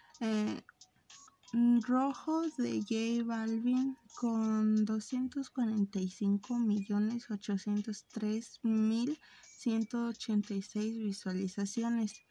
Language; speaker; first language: Spanish; native; Spanish